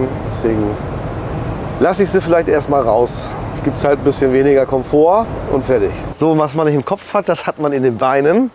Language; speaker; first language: German; native; German